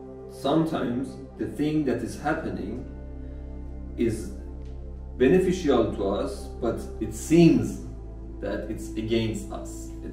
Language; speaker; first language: English; non-native, fluent; Persian